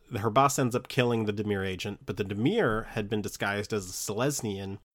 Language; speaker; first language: English; early bilingual, other home language; Italian